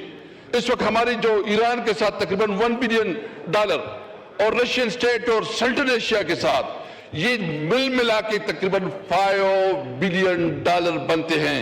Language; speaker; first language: Urdu; non-native, local second language; Pashto